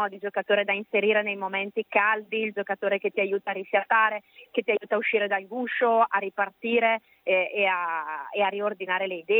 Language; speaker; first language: Italian; native; Italian